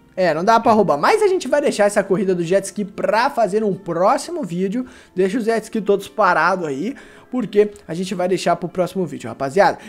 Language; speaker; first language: Portuguese; native; Portuguese